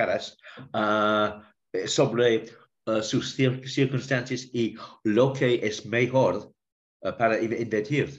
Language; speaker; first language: Spanish; non-native, learner; English